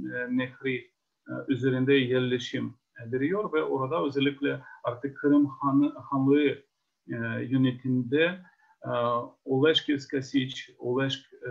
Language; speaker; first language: Turkish; non-native, fluent; Ukrainian